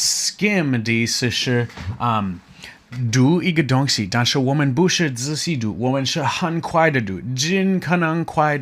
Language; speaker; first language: Chinese; non-native, fluent; English